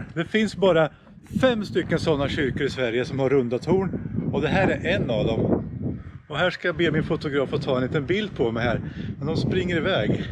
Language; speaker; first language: Swedish; native; Swedish